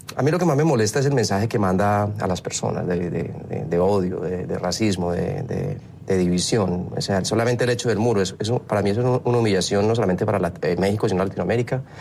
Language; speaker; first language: Spanish; native; Spanish